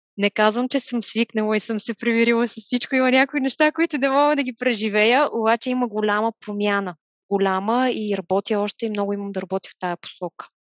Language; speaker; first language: Bulgarian; native; Bulgarian